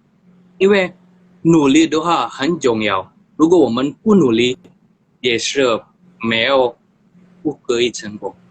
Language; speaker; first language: Chinese; non-native, learner; Indonesian